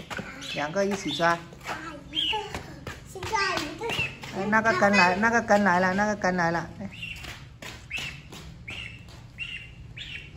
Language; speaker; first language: Cantonese; native; Cantonese